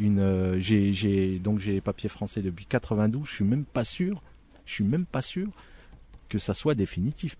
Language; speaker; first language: French; early bilingual, other home language; Arabic